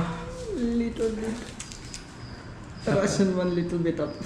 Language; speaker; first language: English; non-native, learner; Russian